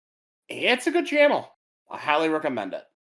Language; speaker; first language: English; native; English